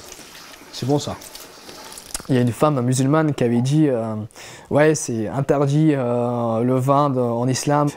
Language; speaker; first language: French; non-native, fluent; Persian